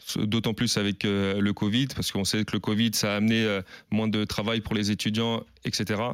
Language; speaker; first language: French; native; French